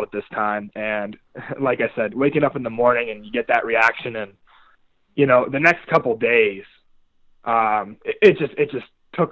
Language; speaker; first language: English; native; English